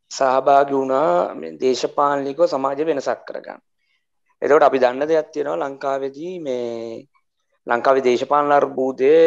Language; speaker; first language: Sinhala; native; Sinhala